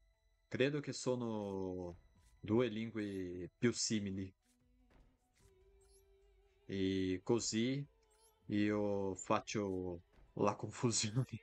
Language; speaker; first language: Italian; non-native, learner; Portuguese